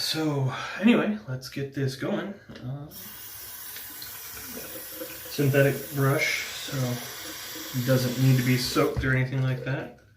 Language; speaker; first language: English; native; English